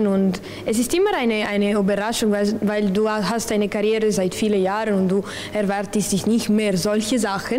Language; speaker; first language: German; non-native, local second language; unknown